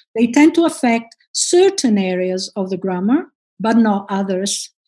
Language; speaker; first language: English; non-native, fluent; Italian